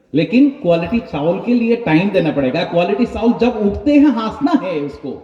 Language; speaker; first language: Hindi; non-native, local second language; Bangla